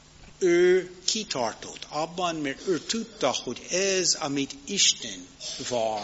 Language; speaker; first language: Hungarian; non-native, learner; English